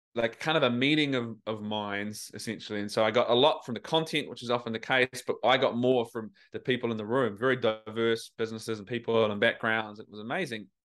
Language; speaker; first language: English; native; English